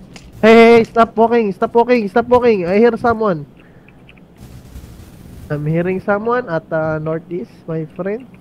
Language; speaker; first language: English; non-native, local second language; Filipino